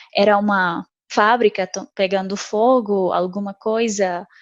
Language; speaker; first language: Portuguese; non-native, fluent; Arabic